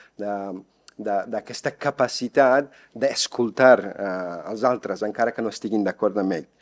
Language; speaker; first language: Catalan; non-native, fluent; Persian